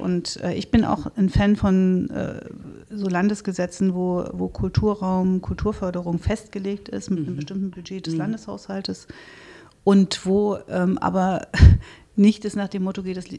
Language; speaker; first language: German; native; German